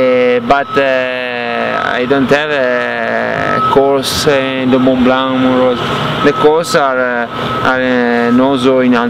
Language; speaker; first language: English; non-native, learner; Italian